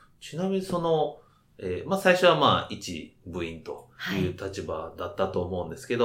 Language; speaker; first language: Japanese; native; Japanese